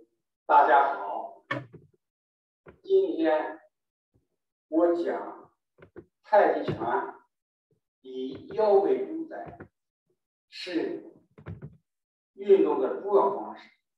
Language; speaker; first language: Chinese; native; Chinese